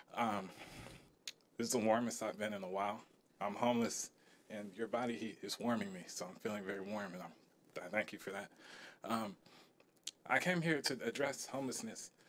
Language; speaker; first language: English; native; English